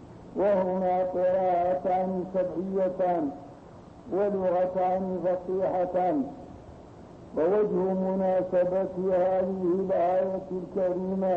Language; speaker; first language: Arabic; native; Arabic